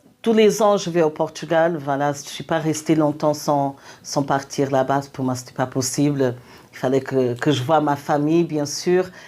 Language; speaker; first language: French; non-native, fluent; Portuguese